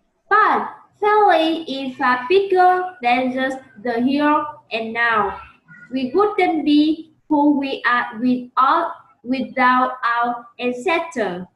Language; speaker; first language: English; non-native, learner; Vietnamese